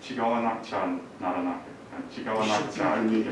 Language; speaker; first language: Japanese; non-native, learner; English